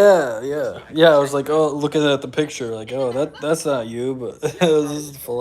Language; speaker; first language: English; native; English